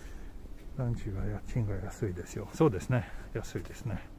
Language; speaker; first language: Japanese; non-native, fluent; Swedish